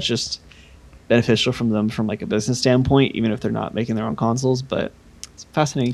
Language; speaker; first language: English; native; English